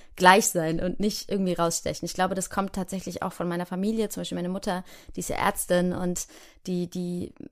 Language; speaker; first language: German; native; German